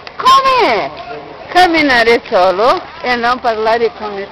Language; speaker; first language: Italian; non-native, learner; Portuguese